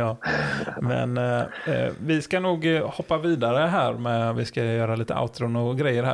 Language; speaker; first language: Swedish; native; Swedish